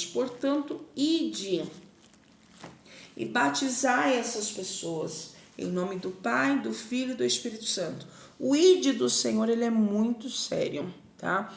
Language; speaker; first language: Portuguese; native; Portuguese